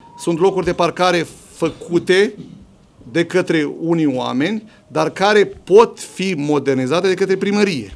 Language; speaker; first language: Romanian; native; Romanian